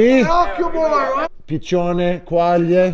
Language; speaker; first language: Italian; non-native, learner; English